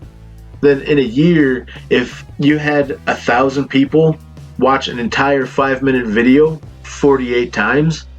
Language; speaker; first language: English; native; English